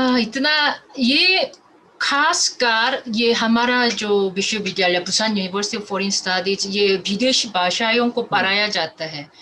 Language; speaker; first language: Hindi; non-native, fluent; Korean